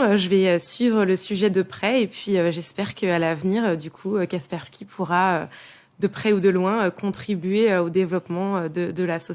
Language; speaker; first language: French; native; French